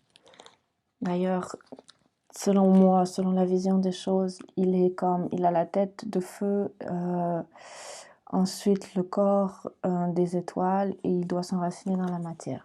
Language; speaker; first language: French; native; French